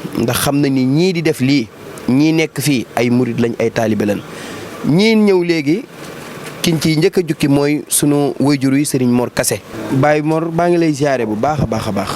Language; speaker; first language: Wolof; native; Wolof